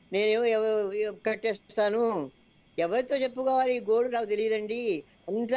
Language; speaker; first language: Telugu; native; Telugu